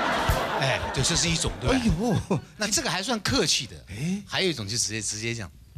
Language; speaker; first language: Chinese; native; Chinese